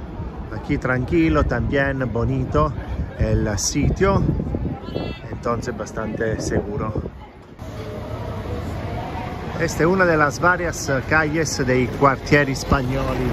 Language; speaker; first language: Spanish; non-native, fluent; Italian